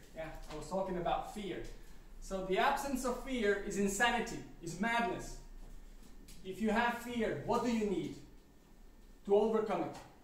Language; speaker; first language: English; non-native, fluent; Slovak